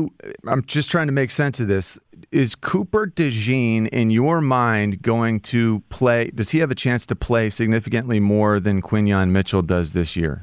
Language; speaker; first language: English; native; English